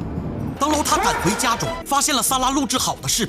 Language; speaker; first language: Chinese; native; Chinese